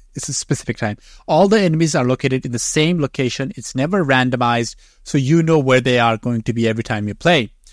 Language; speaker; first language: English; non-native, fluent; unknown